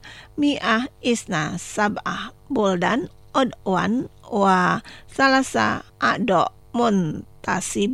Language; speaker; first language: Arabic; non-native, fluent; Indonesian